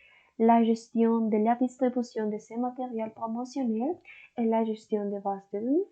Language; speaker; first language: French; non-native, learner; Spanish